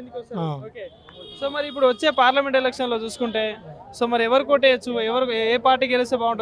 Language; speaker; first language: Telugu; native; Telugu